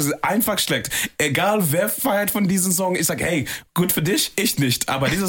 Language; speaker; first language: German; non-native, fluent; English